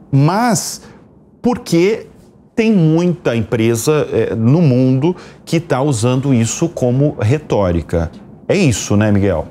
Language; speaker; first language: Portuguese; native; Portuguese